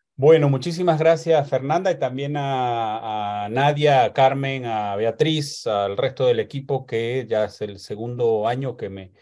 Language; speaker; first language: Spanish; native; Spanish